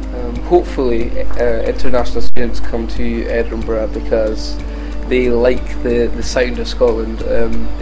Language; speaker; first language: English; native; English